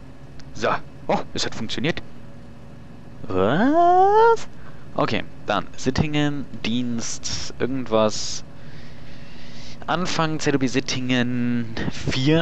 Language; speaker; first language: German; native; German